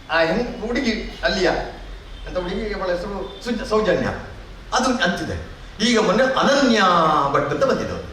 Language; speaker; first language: Kannada; native; Kannada